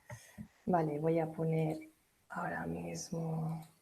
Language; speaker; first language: Spanish; native; Spanish